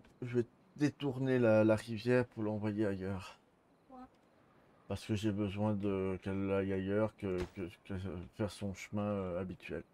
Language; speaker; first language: French; native; French